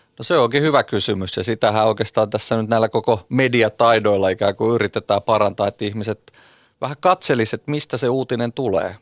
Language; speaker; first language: Finnish; native; Finnish